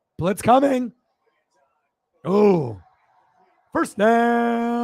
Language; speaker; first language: English; native; English